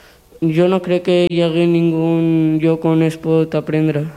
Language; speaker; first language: Catalan; early bilingual, other home language; Punjabi